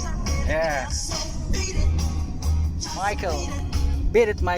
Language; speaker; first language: English; non-native, learner; Filipino